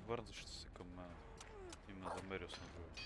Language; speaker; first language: Bulgarian; native; Bulgarian